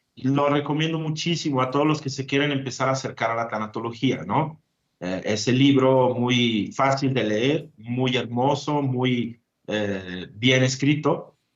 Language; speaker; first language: Spanish; non-native, fluent; Italian